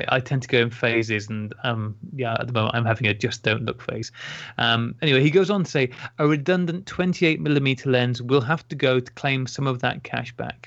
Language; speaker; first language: English; native; English